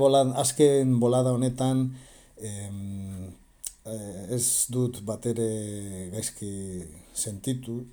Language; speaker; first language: Basque; non-native, learner; Spanish